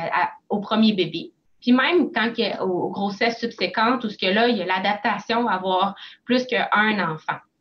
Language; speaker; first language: French; native; French